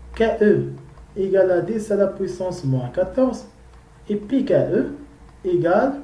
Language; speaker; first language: French; non-native, local second language; Arabic